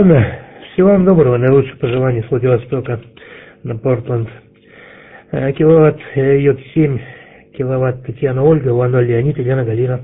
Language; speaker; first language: Russian; native; Russian